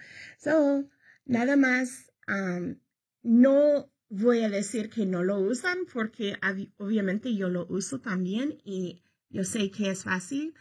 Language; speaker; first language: Spanish; early bilingual, heritage; Spanish